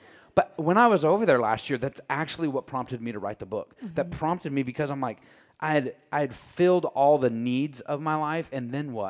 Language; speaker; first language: English; native; English